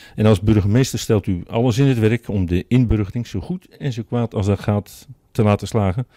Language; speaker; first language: Dutch; native; Dutch